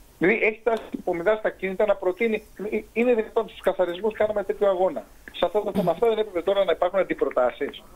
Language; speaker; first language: Greek; native; Greek